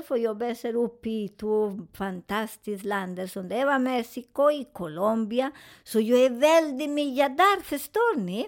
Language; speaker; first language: Swedish; non-native, fluent; Spanish